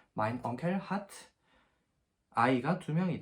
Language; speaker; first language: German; non-native, fluent; Korean